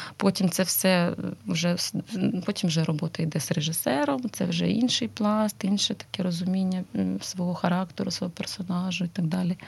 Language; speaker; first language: Ukrainian; non-native, local second language; Russian